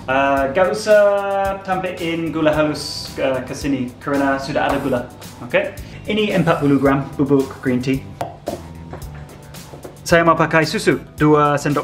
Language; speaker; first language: Indonesian; non-native, learner; English